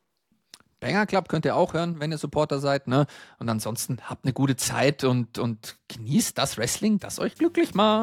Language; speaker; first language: German; native; German